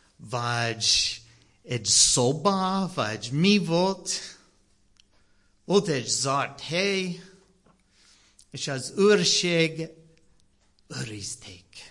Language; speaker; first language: Hungarian; non-native, learner; English